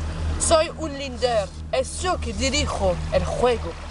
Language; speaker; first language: Spanish; non-native, learner; French